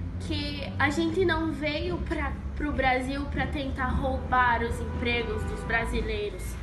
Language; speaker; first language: Portuguese; non-native, fluent; Haitian Creole